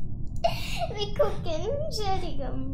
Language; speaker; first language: German; non-native, learner; English